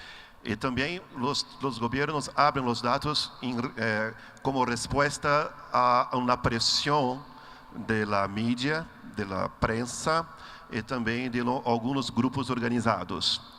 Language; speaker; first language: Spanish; non-native, learner; Portuguese